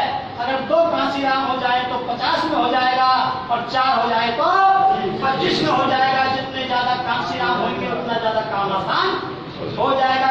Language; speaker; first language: Hindi; native; Hindi